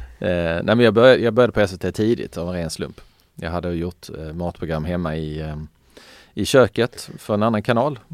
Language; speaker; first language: Swedish; early bilingual, other home language; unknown